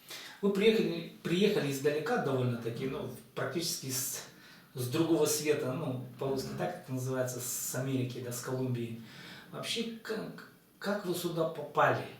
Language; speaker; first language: Russian; native; Russian